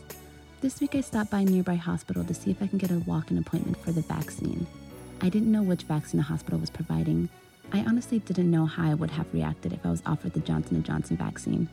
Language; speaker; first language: English; native; English